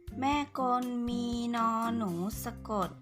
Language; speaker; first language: Thai; native; Thai